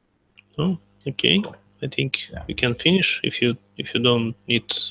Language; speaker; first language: English; non-native, learner; Russian